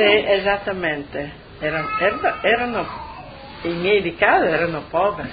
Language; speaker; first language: Italian; native; Italian